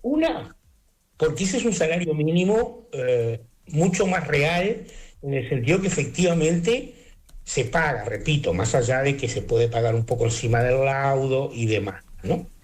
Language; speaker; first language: Spanish; native; Spanish